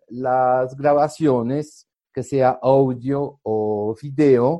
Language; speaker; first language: Spanish; non-native, fluent; French